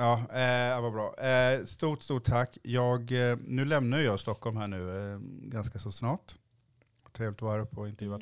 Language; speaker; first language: Swedish; early bilingual, other home language; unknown